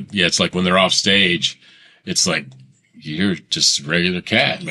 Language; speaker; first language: English; native; English